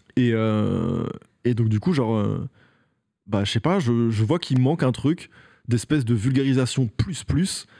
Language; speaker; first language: French; native; French